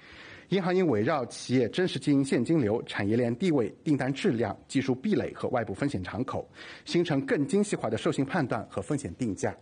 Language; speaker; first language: Chinese; native; Chinese